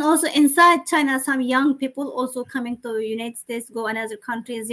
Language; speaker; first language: English; non-native, learner; Chinese